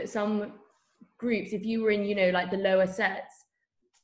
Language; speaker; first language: English; native; English